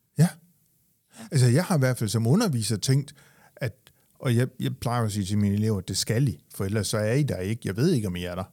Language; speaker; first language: Danish; native; Danish